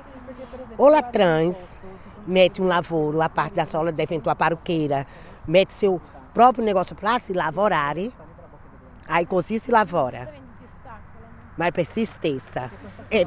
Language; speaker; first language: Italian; non-native, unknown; Portuguese